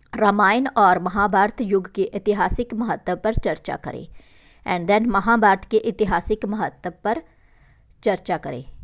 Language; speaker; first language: Hindi; non-native, local second language; Punjabi